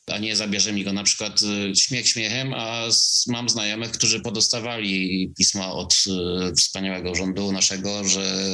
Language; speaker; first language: Polish; native; Polish